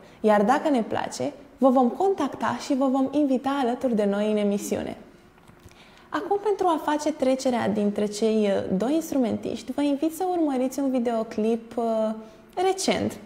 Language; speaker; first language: Romanian; native; Romanian